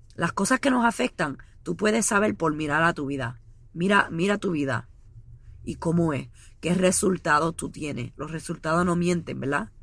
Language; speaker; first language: Spanish; early bilingual, heritage; Spanish